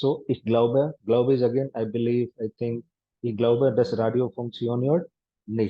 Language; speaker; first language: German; non-native, fluent; Hindi